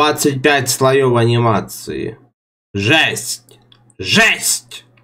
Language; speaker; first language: Russian; native; Russian